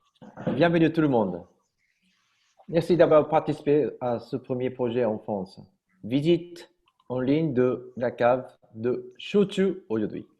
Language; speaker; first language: French; non-native, learner; Japanese